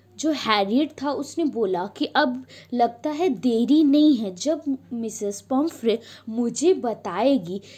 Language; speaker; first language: Hindi; native; Hindi